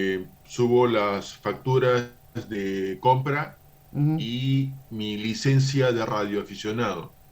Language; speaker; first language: Spanish; native; Spanish